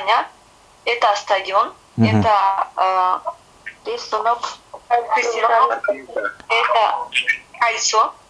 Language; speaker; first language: Russian; non-native, learner; Kazakh